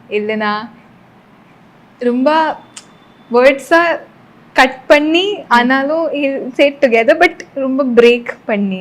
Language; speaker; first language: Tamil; non-native, fluent; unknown